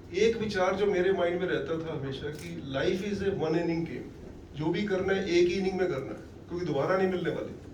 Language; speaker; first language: Hindi; native; Hindi